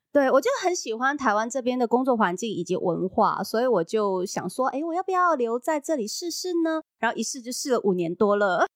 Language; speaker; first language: Chinese; non-native, local second language; Cantonese